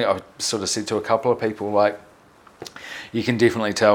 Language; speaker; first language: English; native; English